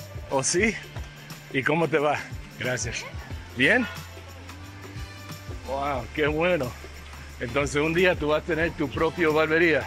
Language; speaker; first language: Spanish; non-native, fluent; English